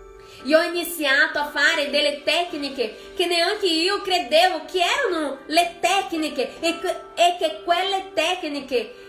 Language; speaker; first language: Italian; non-native, fluent; Portuguese